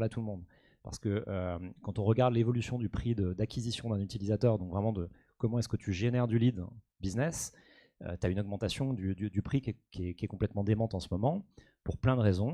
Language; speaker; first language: French; native; French